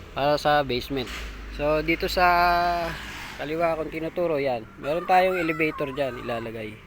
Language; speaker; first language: Filipino; native; Filipino